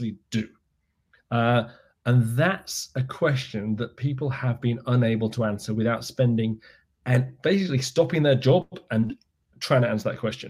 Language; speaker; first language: English; native; English